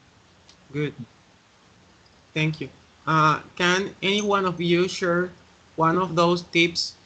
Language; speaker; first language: English; non-native, learner; Spanish